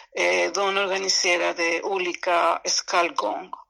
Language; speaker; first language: Swedish; non-native, fluent; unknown